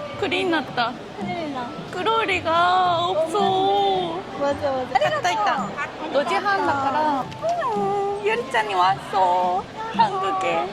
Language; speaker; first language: Korean; non-native, fluent; Japanese